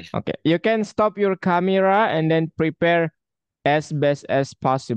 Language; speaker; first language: English; non-native, fluent; Indonesian